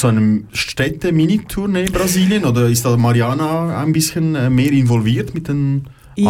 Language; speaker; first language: German; native; German